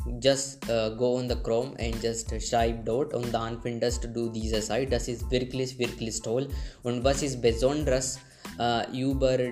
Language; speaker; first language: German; non-native, learner; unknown